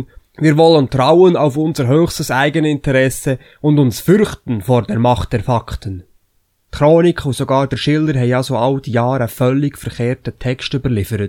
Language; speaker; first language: German; native; German